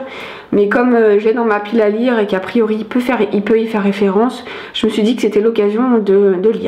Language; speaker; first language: French; native; French